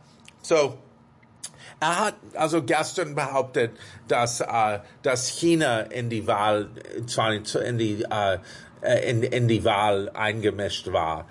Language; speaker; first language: German; non-native, fluent; English